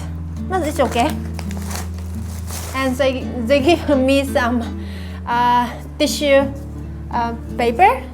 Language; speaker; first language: English; non-native, learner; Vietnamese